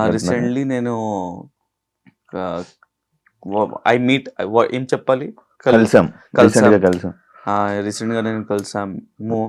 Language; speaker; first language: Telugu; non-native, learner; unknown